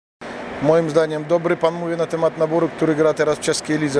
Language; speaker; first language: Polish; non-native, fluent; Russian